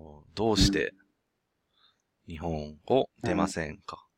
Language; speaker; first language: Japanese; non-native, learner; English